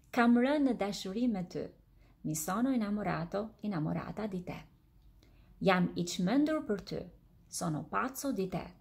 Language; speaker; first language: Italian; non-native, fluent; Albanian